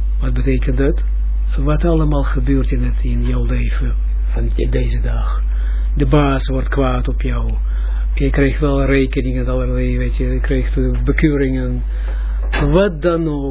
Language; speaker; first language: Dutch; non-native, fluent; Russian